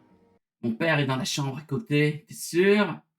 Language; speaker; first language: French; native; French